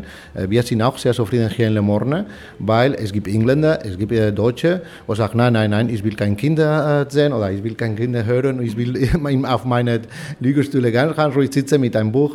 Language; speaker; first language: German; non-native, fluent; Spanish